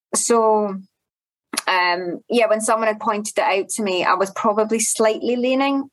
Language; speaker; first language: English; native; English